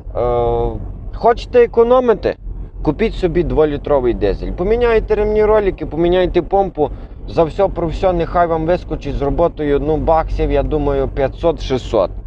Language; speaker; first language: Ukrainian; native; Ukrainian